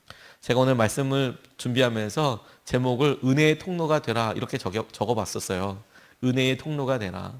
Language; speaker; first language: Korean; native; Korean